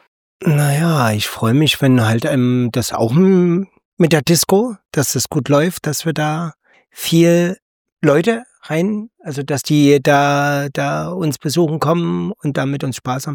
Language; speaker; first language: German; native; German